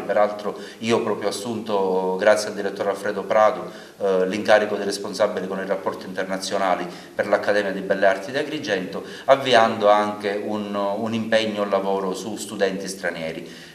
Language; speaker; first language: Italian; native; Italian